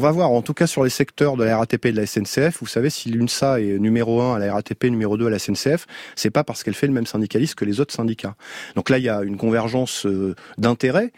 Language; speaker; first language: French; native; French